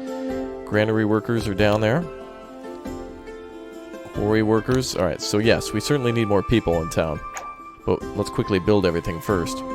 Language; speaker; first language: English; native; English